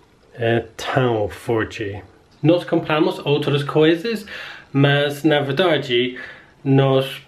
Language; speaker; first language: Portuguese; non-native, learner; English